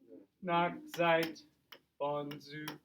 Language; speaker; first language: German; non-native, fluent; English